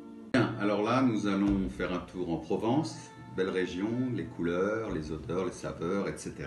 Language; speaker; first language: French; non-native, learner; Portuguese